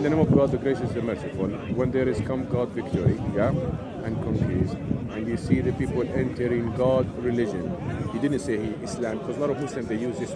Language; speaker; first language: English; non-native, fluent; Arabic